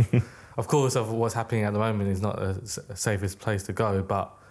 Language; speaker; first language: English; native; English